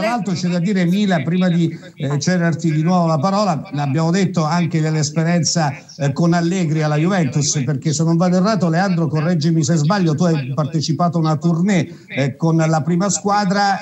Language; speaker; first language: Italian; native; Italian